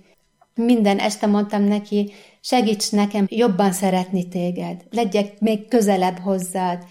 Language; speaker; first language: Hungarian; non-native, learner; Arabic